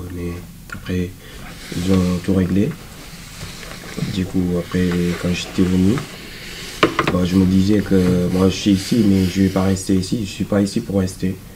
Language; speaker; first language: French; non-native, local second language; Wolof